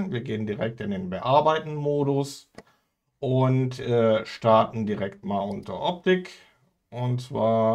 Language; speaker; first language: German; native; German